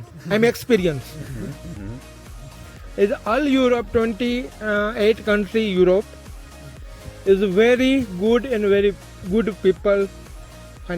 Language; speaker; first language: English; non-native, learner; Gujarati